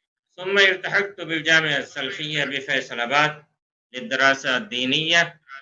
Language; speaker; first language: Arabic; non-native, fluent; Urdu